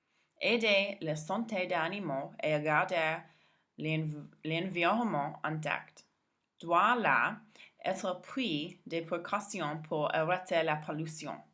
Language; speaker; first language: French; non-native, learner; English